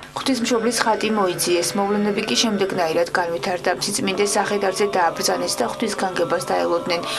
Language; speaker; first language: Georgian; native; Georgian